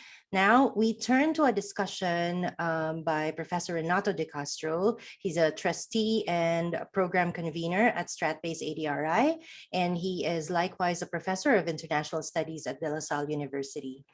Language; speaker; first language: English; non-native, local second language; Filipino